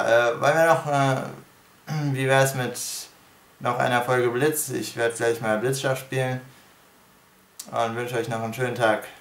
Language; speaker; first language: German; native; German